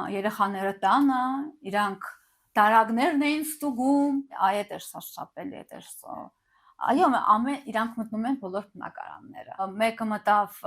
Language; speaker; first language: Armenian; early bilingual, heritage; Armenian